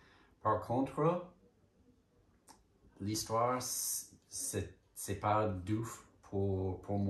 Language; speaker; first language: French; non-native, fluent; English